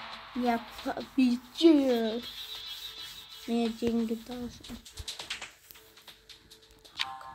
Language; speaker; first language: Russian; non-native, learner; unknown